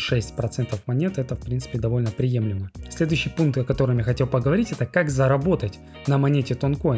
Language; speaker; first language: Russian; native; Russian